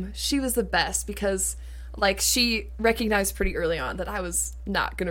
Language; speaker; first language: English; native; English